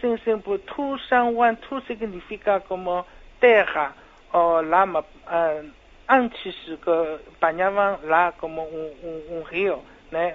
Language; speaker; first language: Portuguese; non-native, fluent; Chinese